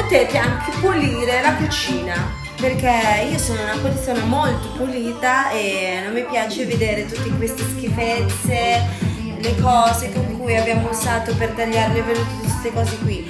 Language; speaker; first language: Italian; early bilingual, other home language; Filipino